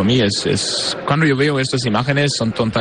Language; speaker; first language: Spanish; non-native, fluent; Portuguese